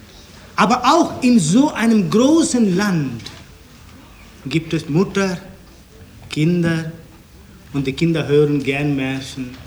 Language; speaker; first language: German; non-native, fluent; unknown